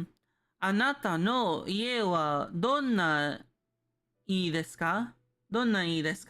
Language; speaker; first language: Japanese; non-native, learner; English